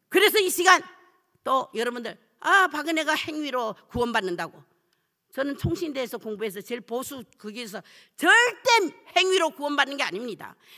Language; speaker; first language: Korean; native; Korean